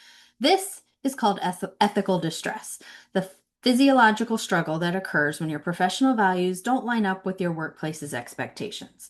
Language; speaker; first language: English; native; English